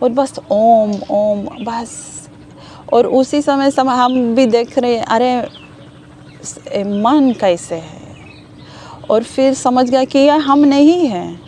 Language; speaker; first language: Hindi; non-native, learner; Hebrew